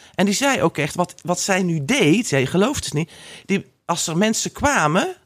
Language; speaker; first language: Dutch; native; Dutch